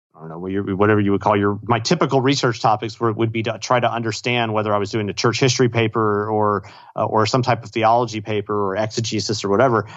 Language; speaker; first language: English; native; English